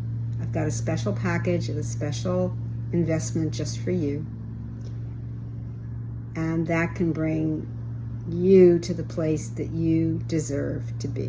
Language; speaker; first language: English; native; English